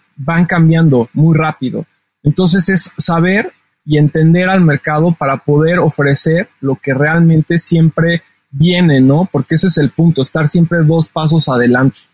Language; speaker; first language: Spanish; native; Spanish